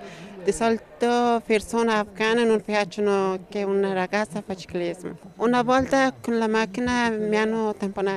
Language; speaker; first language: Italian; non-native, learner; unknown